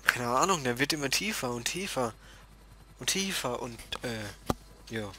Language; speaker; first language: German; native; German